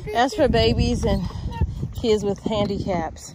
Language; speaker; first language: English; native; English